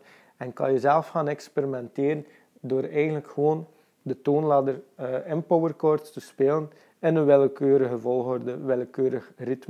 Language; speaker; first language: Dutch; native; Dutch